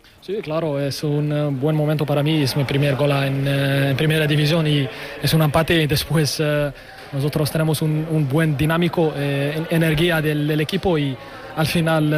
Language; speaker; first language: Spanish; non-native, learner; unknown